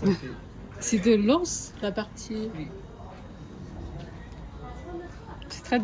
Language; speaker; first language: French; non-native, fluent; Chinese